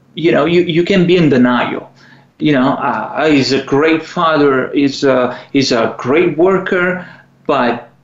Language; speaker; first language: English; non-native, fluent; Italian